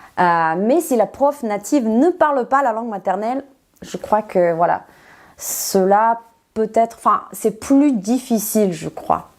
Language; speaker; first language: French; non-native, fluent; Serbian